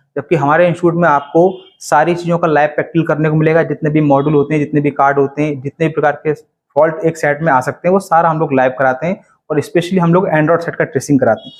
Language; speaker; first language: Hindi; native; Hindi